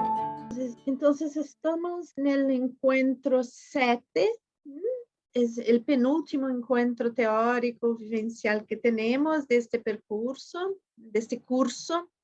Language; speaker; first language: Spanish; non-native, fluent; Portuguese